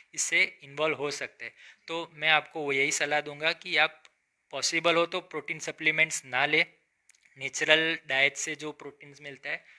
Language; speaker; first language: Hindi; non-native, local second language; Gujarati